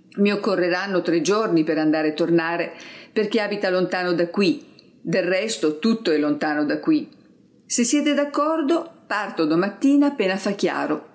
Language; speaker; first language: Italian; native; Italian